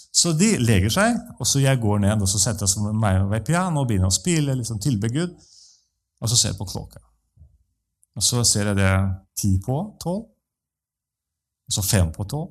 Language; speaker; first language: Norwegian; non-native, fluent; Russian